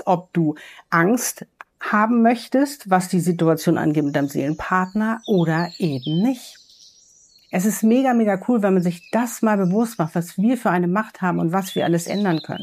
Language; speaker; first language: German; native; German